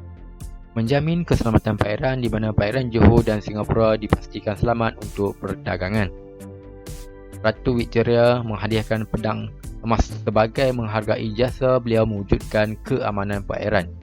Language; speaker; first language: Malay; native; Malay